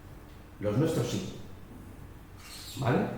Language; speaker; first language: Spanish; native; Spanish